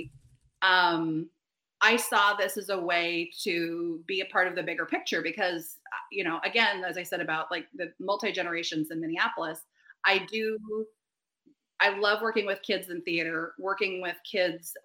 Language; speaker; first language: English; native; English